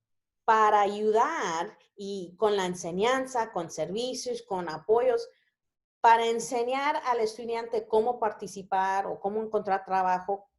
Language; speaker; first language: Spanish; early bilingual, heritage; Spanish